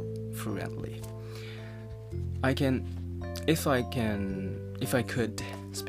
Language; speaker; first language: English; non-native, learner; Japanese